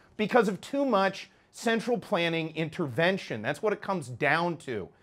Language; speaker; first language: English; native; English